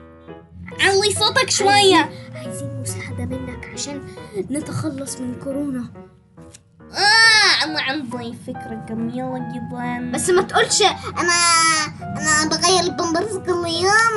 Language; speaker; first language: Arabic; native; Arabic